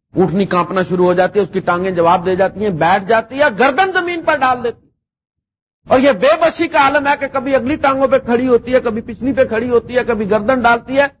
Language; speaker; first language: Urdu; non-native, local second language; Punjabi